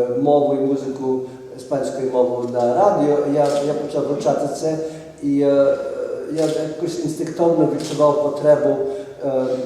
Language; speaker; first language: Ukrainian; early bilingual, heritage; Ukrainian